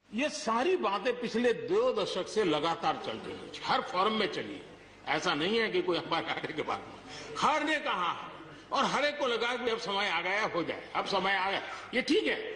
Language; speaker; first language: Hindi; non-native, local second language; Gujarati